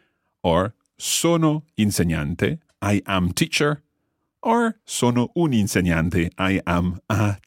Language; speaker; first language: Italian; non-native, fluent; English